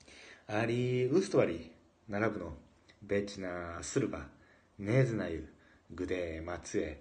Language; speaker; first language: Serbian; non-native, learner; Japanese